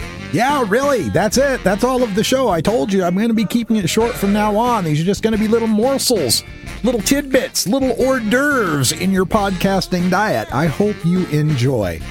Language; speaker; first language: English; native; English